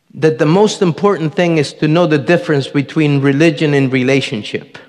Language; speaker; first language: English; early bilingual, other home language; Spanish